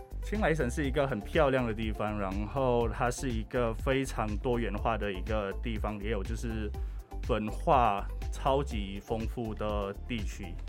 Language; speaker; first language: Chinese; non-native, fluent; Thai